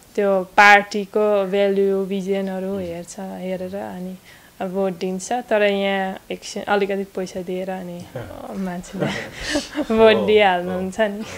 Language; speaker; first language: Nepali; non-native, fluent; Dutch